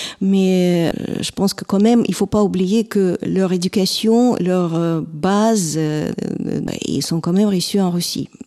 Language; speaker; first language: French; non-native, fluent; Russian